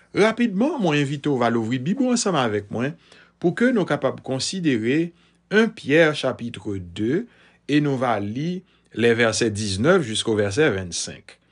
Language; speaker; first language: French; non-native, local second language; Haitian Creole